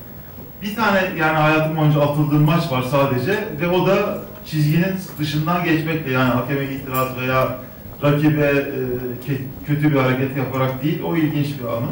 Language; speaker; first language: Turkish; native; Turkish